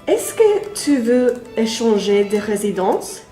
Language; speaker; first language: French; non-native, learner; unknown